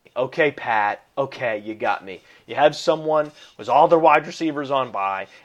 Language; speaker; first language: English; early bilingual, other home language; Italian